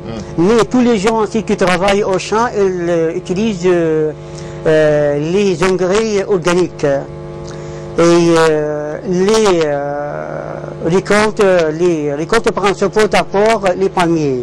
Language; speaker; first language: French; non-native, learner; Arabic